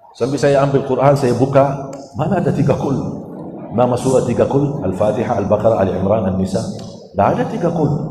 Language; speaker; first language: Malay; non-native, fluent; Arabic